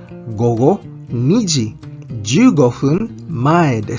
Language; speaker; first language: Japanese; non-native, fluent; Filipino